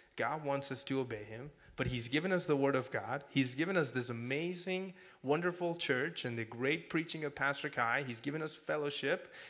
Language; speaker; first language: English; non-native, fluent; Spanish